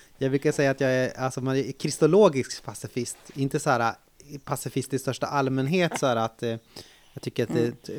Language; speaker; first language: Swedish; native; Swedish